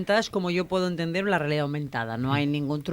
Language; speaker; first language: Spanish; native; Spanish